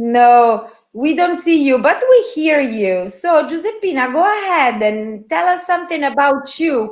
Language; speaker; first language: English; non-native, fluent; Italian